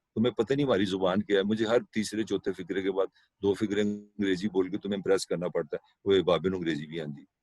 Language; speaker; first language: Urdu; non-native, local second language; Punjabi